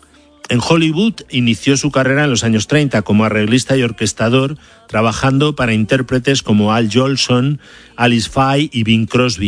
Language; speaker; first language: Spanish; native; Spanish